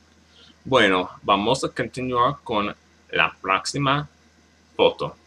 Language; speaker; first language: Spanish; non-native, learner; English